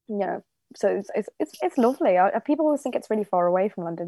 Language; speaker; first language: English; native; English